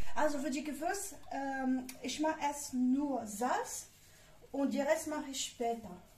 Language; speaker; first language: German; non-native, fluent; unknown